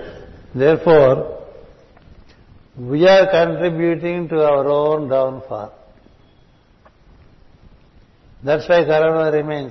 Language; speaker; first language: English; non-native, local second language; Telugu